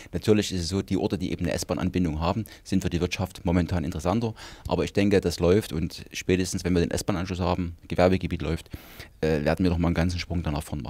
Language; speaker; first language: German; native; German